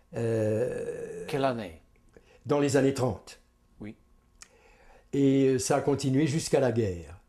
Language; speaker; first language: French; native; French